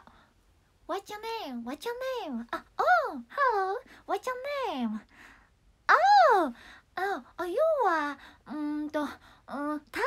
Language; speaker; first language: English; non-native, learner; Japanese